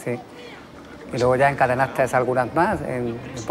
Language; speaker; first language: Spanish; native; Spanish